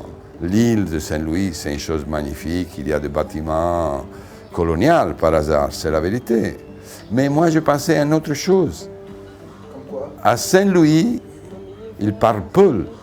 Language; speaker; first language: French; non-native, fluent; Italian